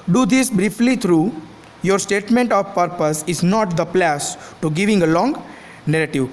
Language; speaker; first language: English; non-native, local second language; Gujarati